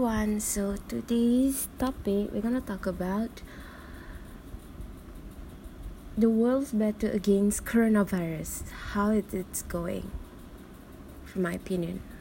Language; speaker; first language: English; non-native, local second language; Malay